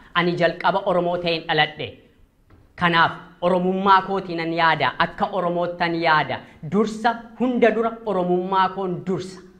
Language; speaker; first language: Oromo; native; Oromo